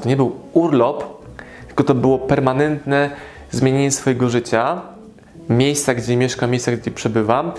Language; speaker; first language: Polish; native; Polish